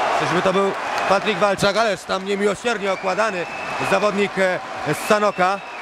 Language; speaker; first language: Polish; native; Polish